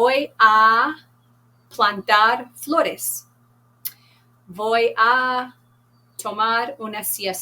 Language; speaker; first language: Spanish; non-native, fluent; English